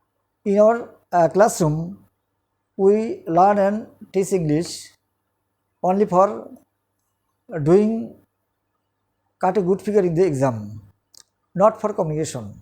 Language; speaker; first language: English; non-native, local second language; Bangla